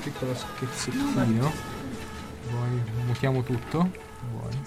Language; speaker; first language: Italian; native; Italian